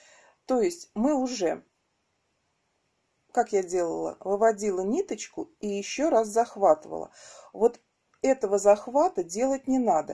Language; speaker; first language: Russian; native; Russian